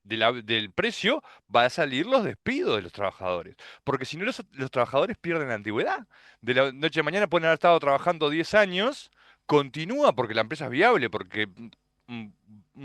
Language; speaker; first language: Spanish; native; Spanish